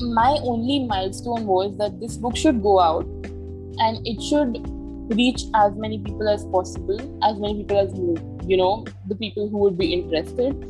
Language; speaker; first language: English; non-native, local second language; Hindi